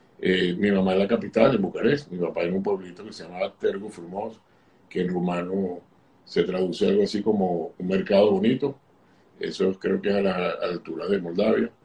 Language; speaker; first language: Spanish; native; Spanish